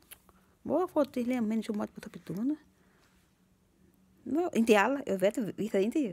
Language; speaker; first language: Swedish; non-native, learner; Portuguese